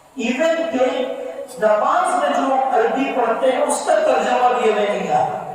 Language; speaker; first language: Urdu; non-native, local second language; Pashto